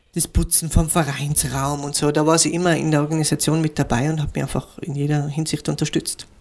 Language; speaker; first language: German; native; German